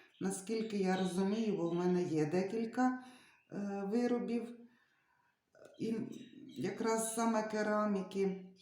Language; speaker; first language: Ukrainian; non-native, local second language; Russian